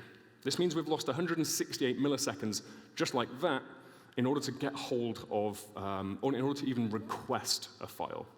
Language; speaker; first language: English; native; English